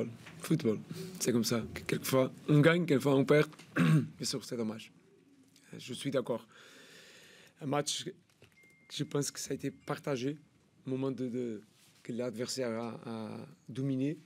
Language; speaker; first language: French; non-native, learner; Portuguese